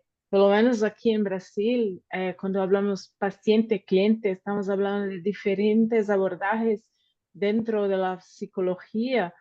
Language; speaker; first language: Spanish; non-native, fluent; Portuguese